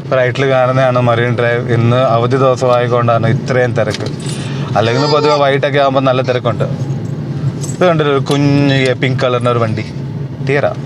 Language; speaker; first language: Malayalam; early bilingual, heritage; Malayalam